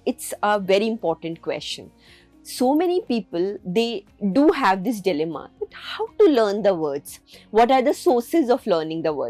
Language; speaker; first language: English; non-native, local second language; Hindi